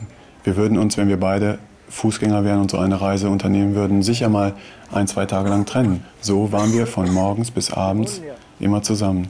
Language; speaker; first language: German; native; German